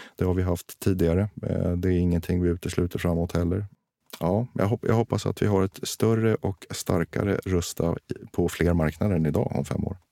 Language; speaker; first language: Swedish; native; Swedish